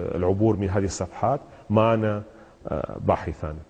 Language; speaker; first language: Arabic; non-native, fluent; Spanish